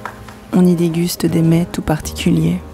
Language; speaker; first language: French; native; French